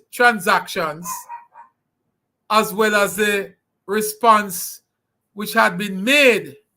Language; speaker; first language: English; native; English